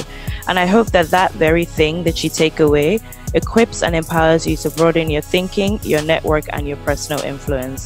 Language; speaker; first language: English; non-native, local second language; Yoruba